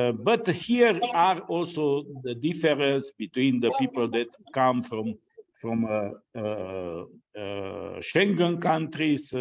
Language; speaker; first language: English; non-native, fluent; Romanian